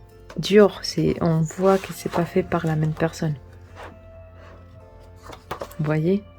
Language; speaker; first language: French; non-native, learner; Spanish